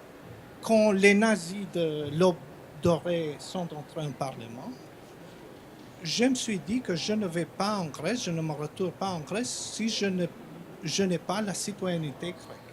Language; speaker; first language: French; non-native, fluent; Albanian